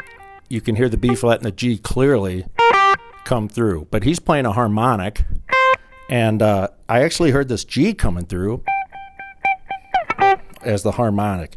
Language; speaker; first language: English; native; English